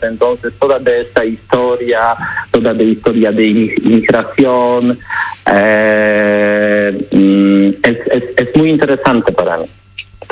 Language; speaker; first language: Spanish; non-native, learner; Polish